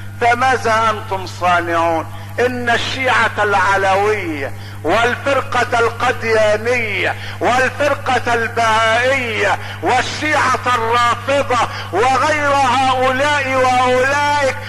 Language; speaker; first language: Arabic; native; Arabic